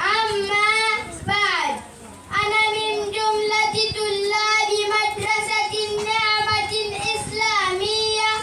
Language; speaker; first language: Arabic; non-native, learner; Swahili